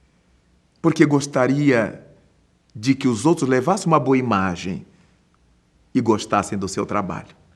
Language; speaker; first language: Portuguese; native; Portuguese